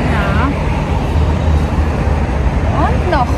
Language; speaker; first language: German; non-native, learner; Mongolian